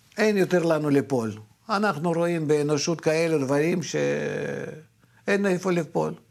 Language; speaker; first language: Hebrew; non-native, fluent; Russian